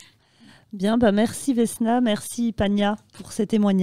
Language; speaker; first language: French; native; French